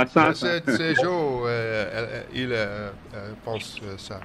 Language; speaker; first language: French; non-native, learner; Dutch